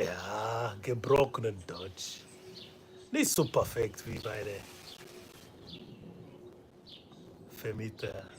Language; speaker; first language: German; non-native, fluent; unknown